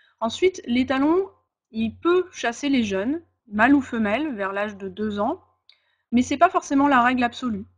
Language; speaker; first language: French; native; French